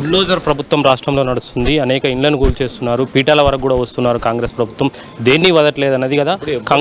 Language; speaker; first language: Telugu; native; Telugu